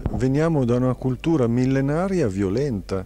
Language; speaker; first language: Italian; native; Italian